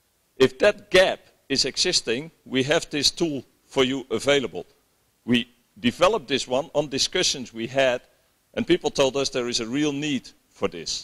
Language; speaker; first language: English; non-native, fluent; Dutch